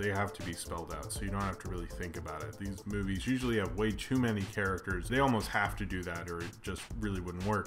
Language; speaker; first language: English; native; English